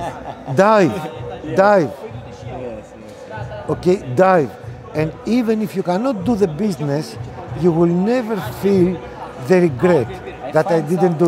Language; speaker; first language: English; non-native, fluent; Greek